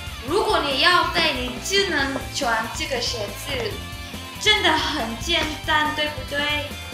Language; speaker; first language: Chinese; non-native, learner; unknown